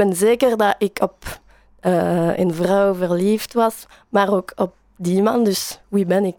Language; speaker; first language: Dutch; non-native, learner; French